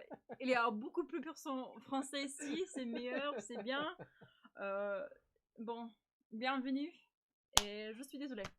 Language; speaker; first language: French; non-native, learner; English